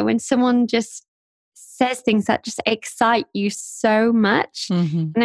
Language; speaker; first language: English; native; English